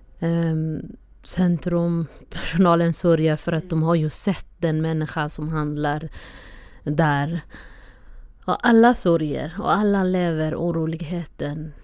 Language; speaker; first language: Swedish; non-native, fluent; Somali